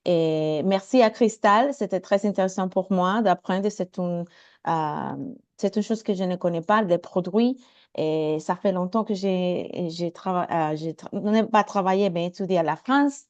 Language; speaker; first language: French; non-native, learner; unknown